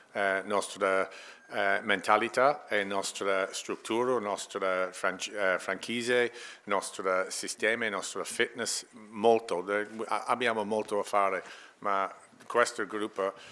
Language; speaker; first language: Italian; non-native, learner; English